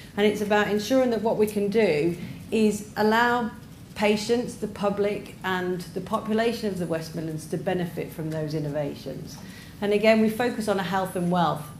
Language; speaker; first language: English; native; English